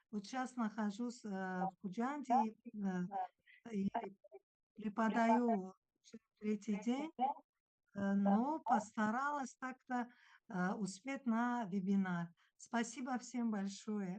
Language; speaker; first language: Russian; non-native, local second language; Tajik